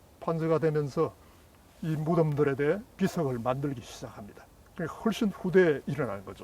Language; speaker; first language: Korean; native; Korean